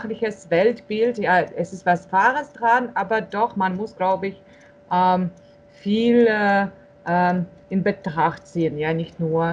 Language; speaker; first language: German; non-native, fluent; Russian